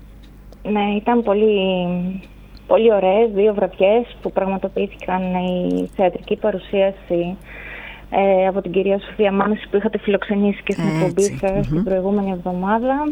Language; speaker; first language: Greek; native; Greek